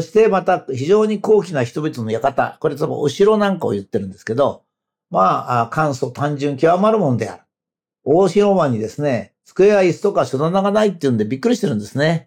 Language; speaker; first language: Japanese; native; Japanese